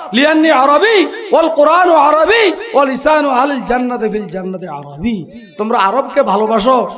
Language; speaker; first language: Bangla; native; Bangla